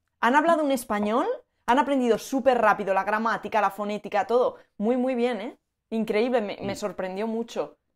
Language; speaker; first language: Spanish; native; Spanish